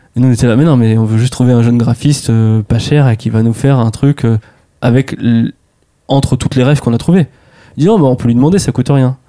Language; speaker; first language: French; native; French